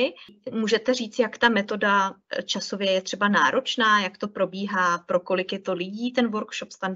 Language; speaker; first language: Czech; native; Czech